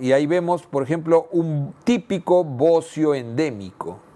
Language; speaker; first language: Spanish; native; Spanish